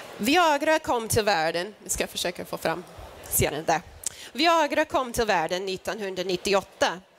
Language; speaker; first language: Swedish; non-native, fluent; English